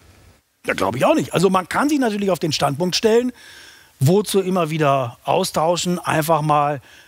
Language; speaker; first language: German; native; German